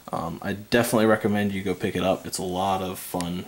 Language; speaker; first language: English; native; English